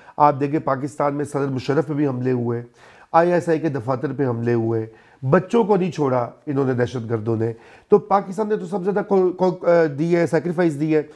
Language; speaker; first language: Urdu; non-native, local second language; Punjabi